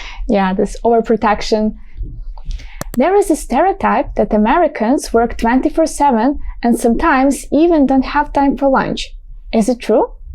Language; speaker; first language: English; non-native, fluent; Ukrainian